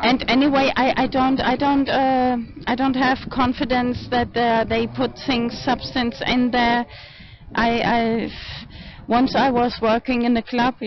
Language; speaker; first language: English; non-native, fluent; German